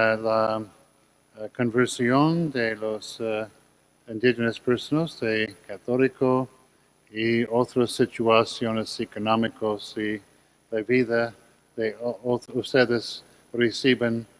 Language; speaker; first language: Spanish; non-native, learner; English